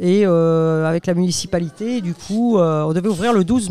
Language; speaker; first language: French; native; French